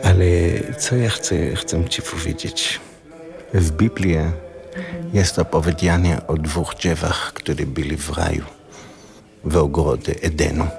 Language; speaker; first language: Polish; non-native, learner; Hebrew